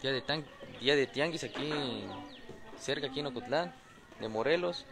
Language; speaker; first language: Spanish; native; Spanish